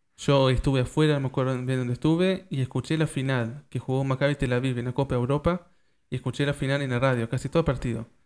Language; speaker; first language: Spanish; early bilingual, heritage; Spanish